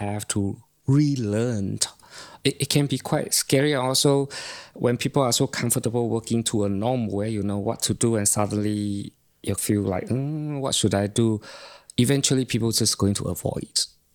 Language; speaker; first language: English; non-native, local second language; Chinese